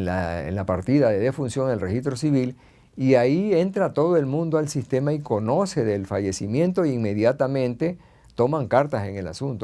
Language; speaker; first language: Spanish; native; Spanish